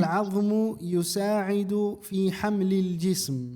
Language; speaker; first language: Arabic; non-native, fluent; Indonesian